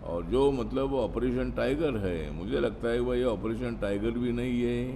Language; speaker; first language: Hindi; non-native, local second language; Marathi